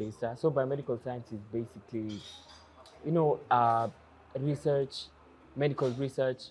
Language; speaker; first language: English; non-native, local second language; Kikuyu